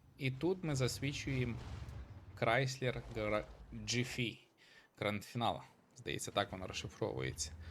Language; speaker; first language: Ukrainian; non-native, local second language; Russian